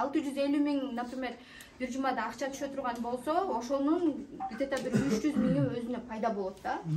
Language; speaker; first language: Kyrgyz; native; Kyrgyz